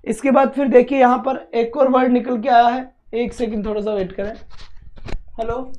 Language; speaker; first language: Hindi; native; Hindi